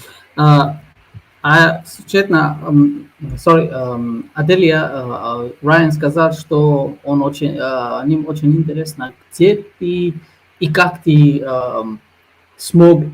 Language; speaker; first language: Russian; non-native, learner; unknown